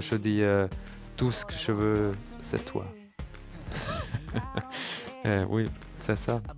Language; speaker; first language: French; non-native, learner; German